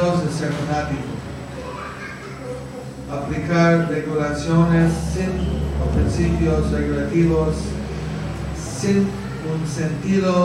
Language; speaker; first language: Spanish; non-native, fluent; English